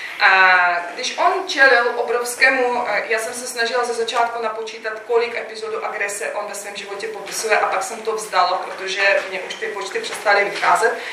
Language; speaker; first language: Czech; non-native, fluent; Russian